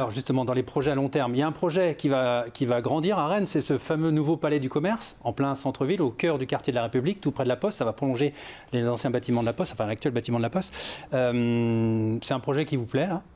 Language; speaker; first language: French; native; French